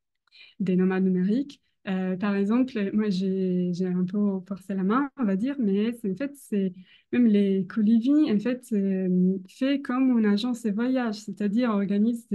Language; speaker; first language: French; non-native, fluent; Italian